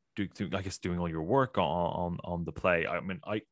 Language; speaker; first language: English; native; English